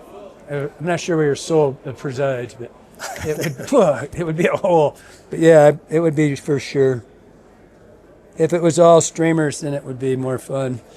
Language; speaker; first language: English; native; English